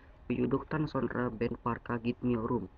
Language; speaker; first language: Turkish; non-native, learner; Indonesian